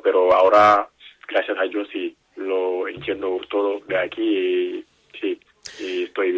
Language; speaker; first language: Spanish; non-native, learner; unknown